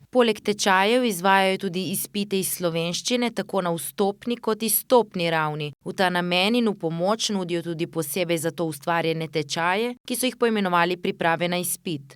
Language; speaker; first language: Slovenian; native; Slovenian